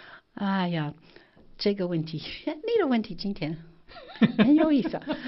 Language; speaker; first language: Chinese; non-native, fluent; English